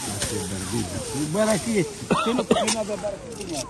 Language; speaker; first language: Spanish; non-native, learner; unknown